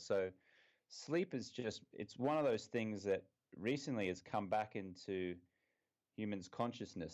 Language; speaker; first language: English; native; English